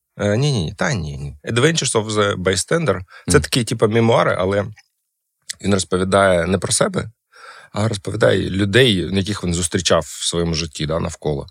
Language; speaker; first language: Ukrainian; non-native, local second language; Russian